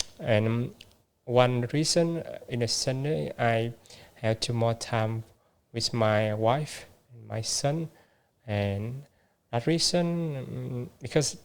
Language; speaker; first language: English; non-native, learner; Vietnamese